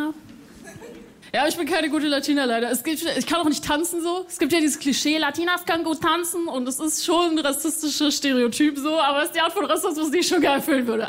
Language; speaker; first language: German; early bilingual, other home language; Spanish